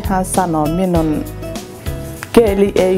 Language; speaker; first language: Finnish; non-native, learner; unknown